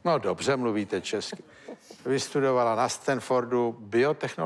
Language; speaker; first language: Czech; native; Czech